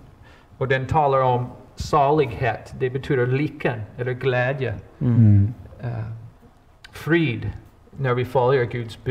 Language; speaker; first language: Swedish; non-native, fluent; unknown